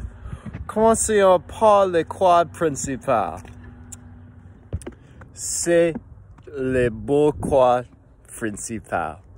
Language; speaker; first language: French; non-native, learner; English